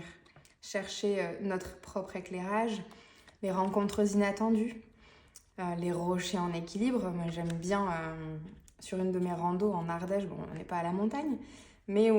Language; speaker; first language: French; native; French